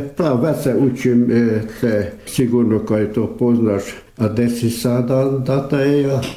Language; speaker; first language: Serbian; early bilingual, heritage; Croatian